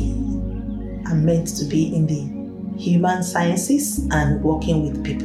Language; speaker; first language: English; non-native, local second language; Yoruba